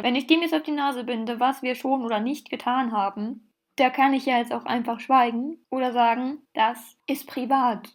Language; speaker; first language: German; native; German